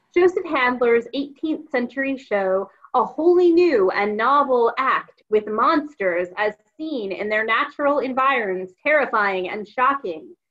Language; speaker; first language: English; native; English